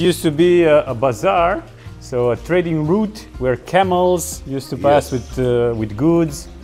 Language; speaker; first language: English; non-native, fluent; Romanian